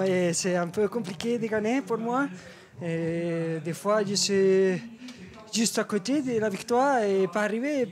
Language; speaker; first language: French; non-native, learner; Spanish